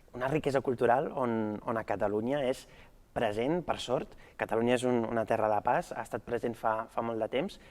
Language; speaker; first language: Catalan; early bilingual, other home language; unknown